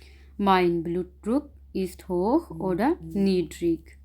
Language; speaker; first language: German; non-native, fluent; Urdu